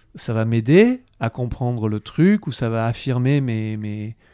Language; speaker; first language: French; native; French